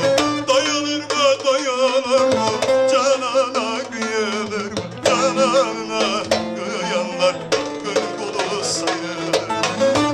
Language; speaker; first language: Turkish; native; Turkish